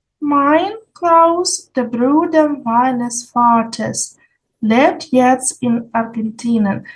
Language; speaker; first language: German; non-native, fluent; Ukrainian